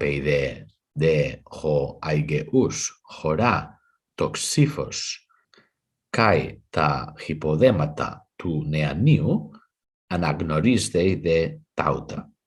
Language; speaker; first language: Greek; non-native, fluent; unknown